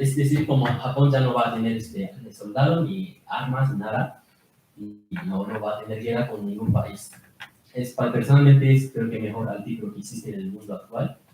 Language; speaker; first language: Spanish; non-native, learner; Japanese